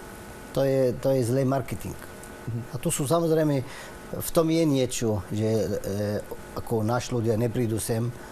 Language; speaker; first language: Slovak; non-native, learner; Arabic